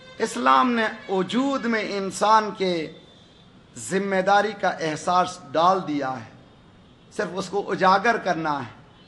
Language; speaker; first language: Urdu; native; Urdu